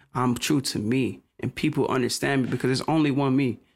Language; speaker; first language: English; native; English